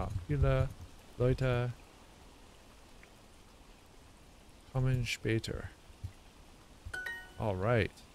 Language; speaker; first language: German; non-native, learner; English